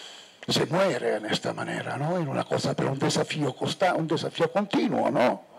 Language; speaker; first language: Spanish; non-native, fluent; Italian